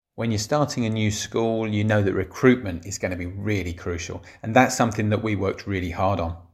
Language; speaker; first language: English; native; English